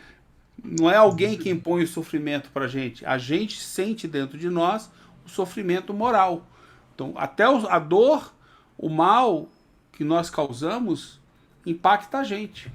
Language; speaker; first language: Portuguese; native; Portuguese